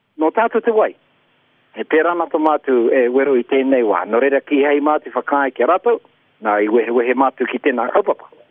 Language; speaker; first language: Māori; native; Māori